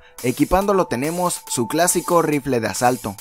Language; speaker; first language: Spanish; native; Spanish